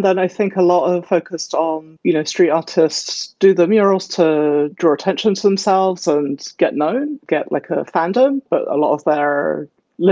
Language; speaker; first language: English; native; English